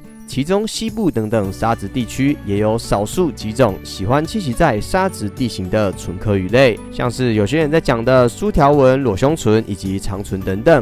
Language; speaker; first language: Chinese; native; Chinese